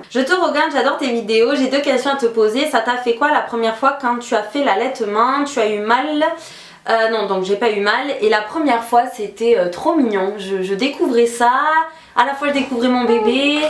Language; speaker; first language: French; native; French